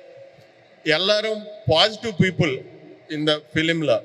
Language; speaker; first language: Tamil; non-native, learner; Telugu